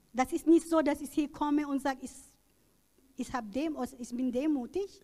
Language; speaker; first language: German; non-native, learner; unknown